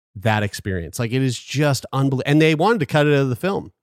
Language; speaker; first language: English; native; English